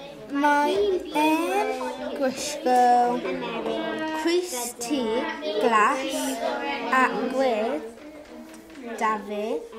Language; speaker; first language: Welsh; non-native, learner; English